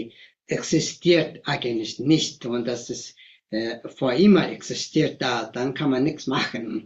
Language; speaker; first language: German; non-native, fluent; Tibetan